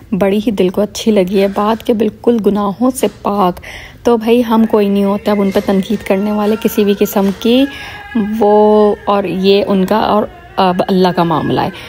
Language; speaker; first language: Urdu; native; Urdu